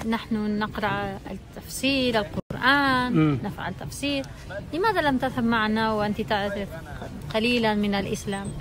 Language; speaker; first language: Arabic; non-native, learner; Spanish